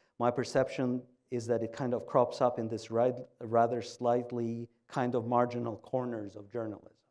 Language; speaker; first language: English; non-native, fluent; Albanian